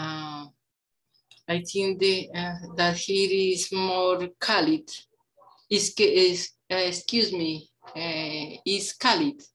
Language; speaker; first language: English; non-native, learner; Spanish